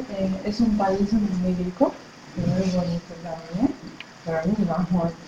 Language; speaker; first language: Spanish; non-native, fluent; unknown